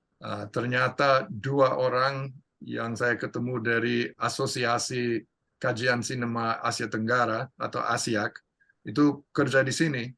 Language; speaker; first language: Indonesian; non-native, fluent; English